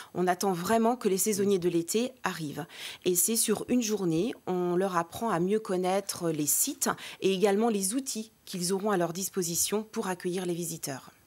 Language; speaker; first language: French; native; French